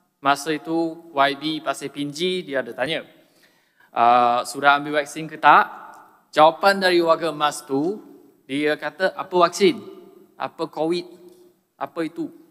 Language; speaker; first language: Malay; non-native, local second language; Chinese